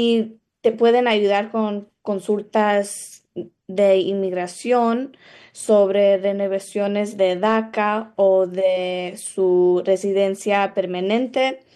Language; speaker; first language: Spanish; early bilingual, other home language; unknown